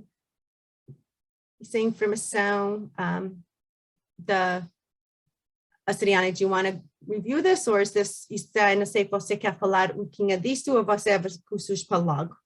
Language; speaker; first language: Portuguese; early bilingual, heritage; Portuguese